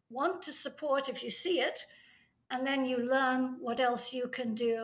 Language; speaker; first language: English; native; English